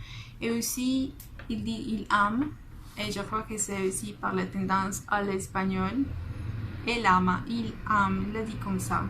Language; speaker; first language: French; non-native, fluent; Spanish